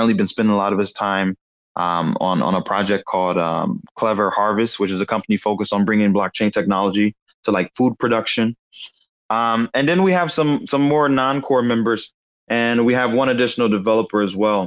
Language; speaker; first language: English; native; English